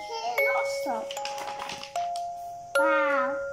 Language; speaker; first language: Italian; early bilingual, other home language; Bangla